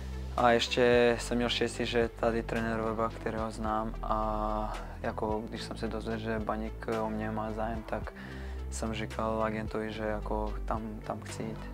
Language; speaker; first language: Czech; non-native, fluent; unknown